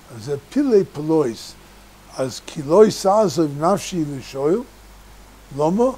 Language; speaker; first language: Hebrew; non-native, fluent; English